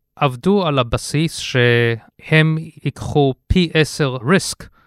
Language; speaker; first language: Hebrew; early bilingual, heritage; Hebrew